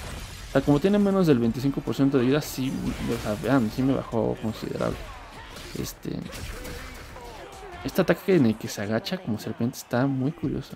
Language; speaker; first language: Spanish; native; Spanish